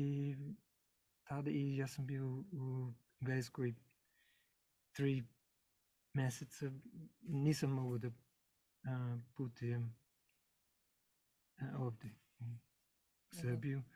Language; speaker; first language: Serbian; non-native, learner; English